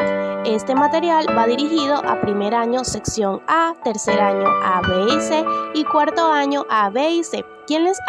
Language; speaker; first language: Spanish; native; Spanish